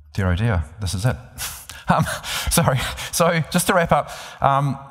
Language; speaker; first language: English; native; English